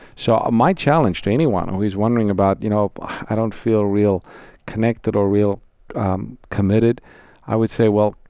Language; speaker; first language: English; native; English